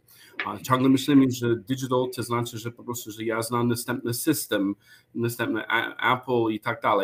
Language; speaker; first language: Polish; non-native, learner; English